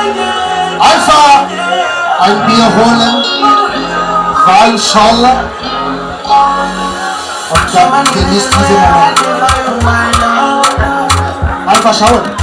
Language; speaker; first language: German; non-native, learner; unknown